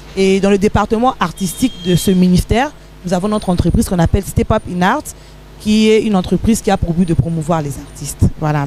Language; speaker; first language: French; non-native, local second language; Lingala